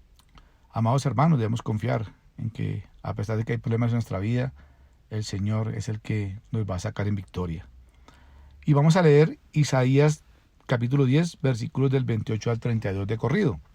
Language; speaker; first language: Spanish; native; Spanish